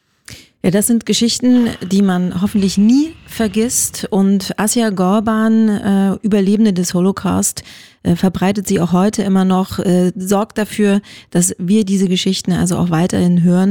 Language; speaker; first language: German; native; German